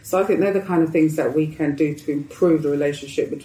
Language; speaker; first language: English; native; English